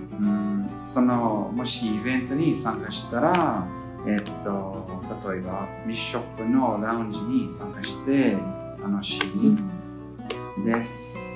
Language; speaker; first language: Japanese; non-native, learner; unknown